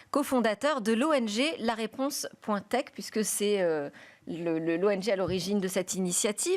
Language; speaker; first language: French; native; French